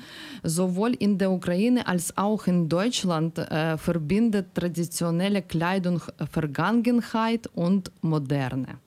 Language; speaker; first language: German; non-native, learner; Ukrainian